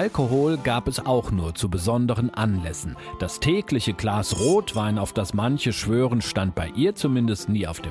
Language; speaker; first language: German; native; German